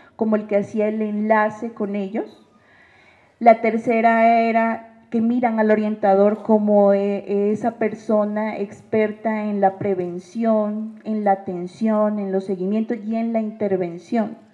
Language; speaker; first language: Spanish; native; Spanish